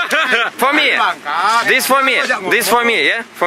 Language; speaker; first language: English; non-native, learner; Russian